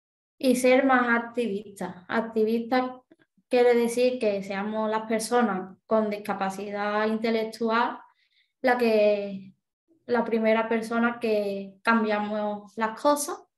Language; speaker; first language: Spanish; native; Spanish